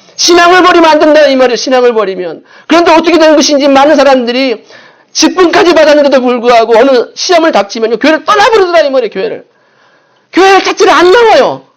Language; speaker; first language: Korean; native; Korean